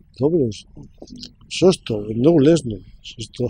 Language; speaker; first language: Macedonian; non-native, learner; Spanish